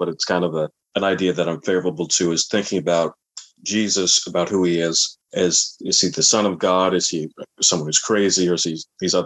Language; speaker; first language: English; native; English